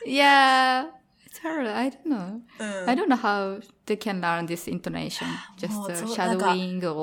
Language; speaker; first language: English; non-native, learner; Japanese